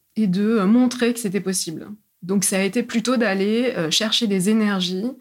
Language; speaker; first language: French; native; French